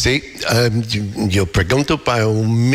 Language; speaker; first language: Spanish; non-native, learner; English